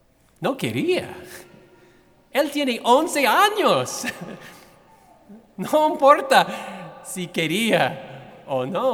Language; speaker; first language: Spanish; non-native, fluent; English